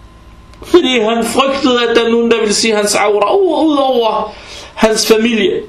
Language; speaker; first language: Danish; early bilingual, other home language; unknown